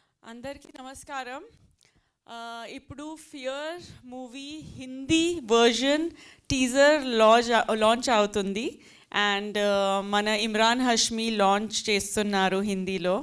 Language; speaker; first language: Telugu; non-native, fluent; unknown